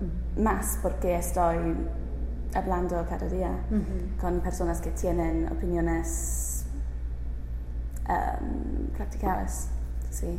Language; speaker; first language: Spanish; non-native, learner; English